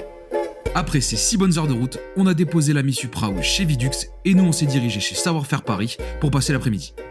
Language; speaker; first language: French; native; French